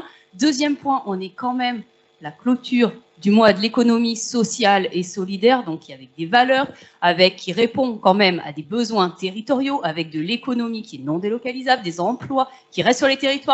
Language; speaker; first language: French; native; French